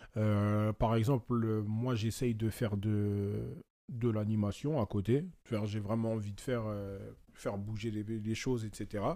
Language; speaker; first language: French; native; French